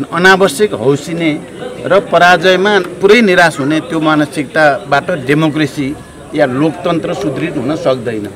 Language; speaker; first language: Nepali; native; Nepali